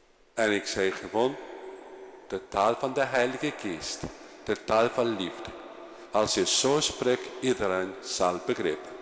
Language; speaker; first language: Dutch; non-native, fluent; Spanish